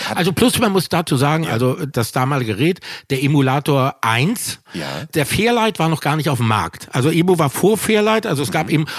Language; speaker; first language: German; native; German